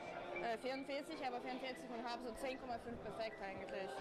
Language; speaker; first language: German; non-native, learner; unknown